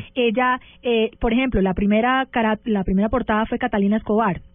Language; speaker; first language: Spanish; early bilingual, heritage; Spanish